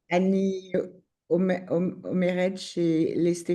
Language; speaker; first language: Hebrew; non-native, learner; French